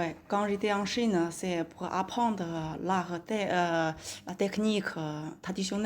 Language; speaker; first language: French; non-native, learner; Chinese